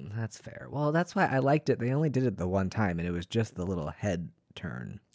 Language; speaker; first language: English; native; English